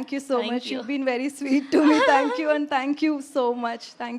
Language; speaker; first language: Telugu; non-native, learner; Tamil